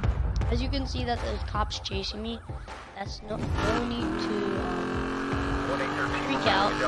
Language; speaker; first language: English; native; English